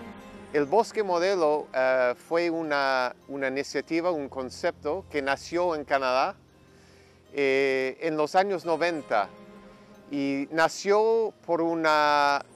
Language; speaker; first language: Spanish; non-native, fluent; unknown